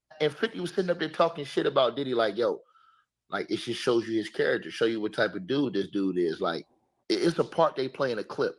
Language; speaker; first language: English; native; English